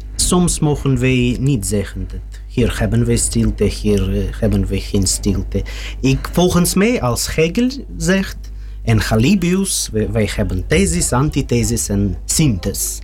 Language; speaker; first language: Dutch; non-native, learner; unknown